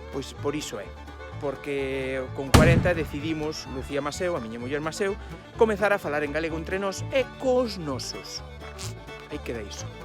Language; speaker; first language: Galician; non-native, local second language; Spanish